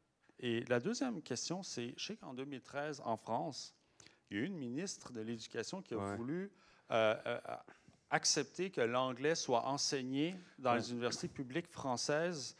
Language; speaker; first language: French; native; French